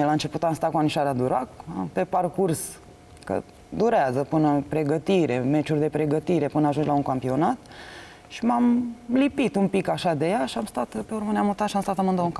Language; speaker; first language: Romanian; native; Romanian